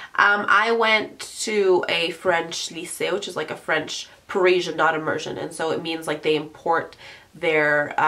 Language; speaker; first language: English; early bilingual, other home language; French